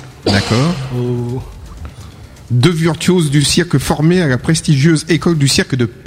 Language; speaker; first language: French; native; French